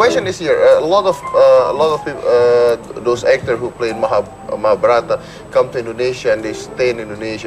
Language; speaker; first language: English; non-native, learner; Indonesian